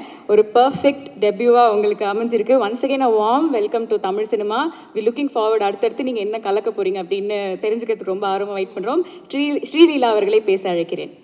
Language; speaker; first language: Tamil; native; Tamil